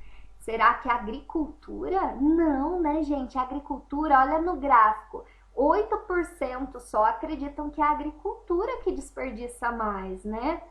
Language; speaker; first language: Portuguese; native; Portuguese